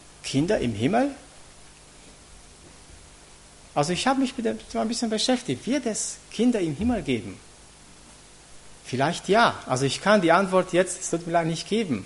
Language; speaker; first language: German; non-native, fluent; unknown